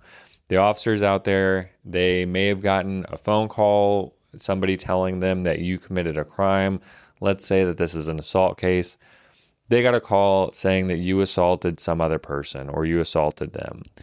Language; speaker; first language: English; native; English